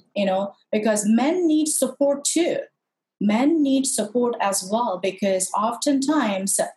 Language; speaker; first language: English; non-native, local second language; Tamil